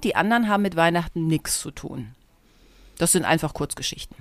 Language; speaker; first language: German; native; German